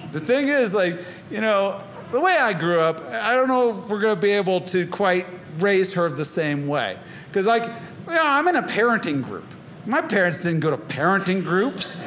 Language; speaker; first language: English; native; English